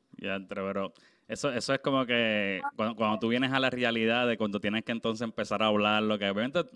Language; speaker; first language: Spanish; native; Spanish